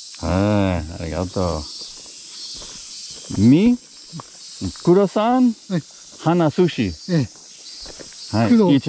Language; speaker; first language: Japanese; non-native, learner; English